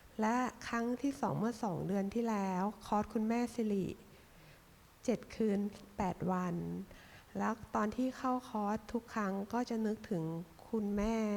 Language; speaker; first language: Thai; native; Thai